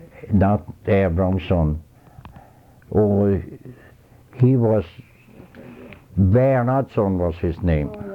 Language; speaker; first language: English; non-native, fluent; Swedish